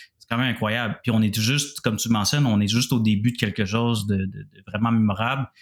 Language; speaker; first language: French; native; French